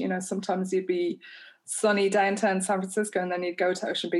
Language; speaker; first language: English; native; English